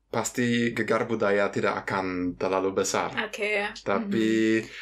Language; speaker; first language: Indonesian; non-native, fluent; German